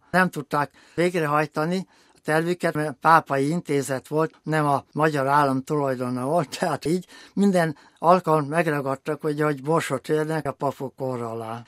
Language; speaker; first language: Hungarian; native; Hungarian